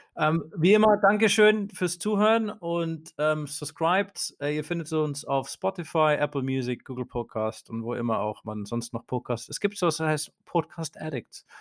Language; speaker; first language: German; native; German